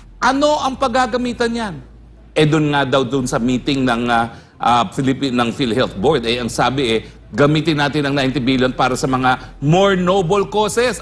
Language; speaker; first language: Filipino; native; Filipino